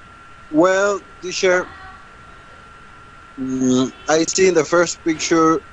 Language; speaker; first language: English; non-native, learner; Spanish